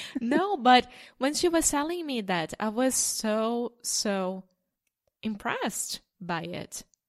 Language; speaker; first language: English; non-native, fluent; Portuguese